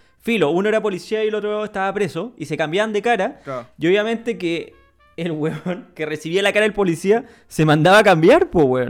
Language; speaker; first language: Spanish; native; Spanish